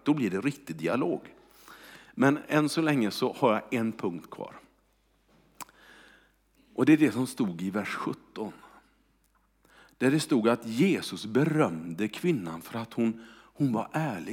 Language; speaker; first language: Swedish; native; Swedish